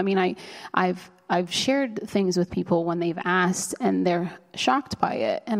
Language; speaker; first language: English; early bilingual, other home language; Spanish